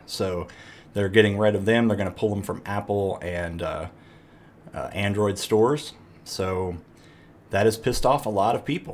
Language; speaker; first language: English; native; English